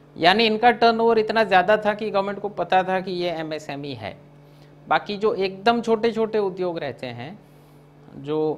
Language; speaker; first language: Hindi; non-native, local second language; Gujarati